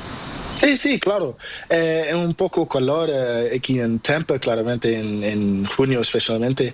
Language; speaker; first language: Spanish; non-native, learner; Portuguese